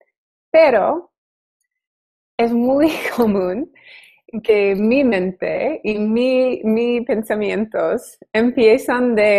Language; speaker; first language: Spanish; non-native, learner; English